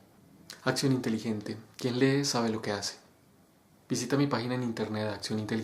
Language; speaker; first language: Spanish; native; Spanish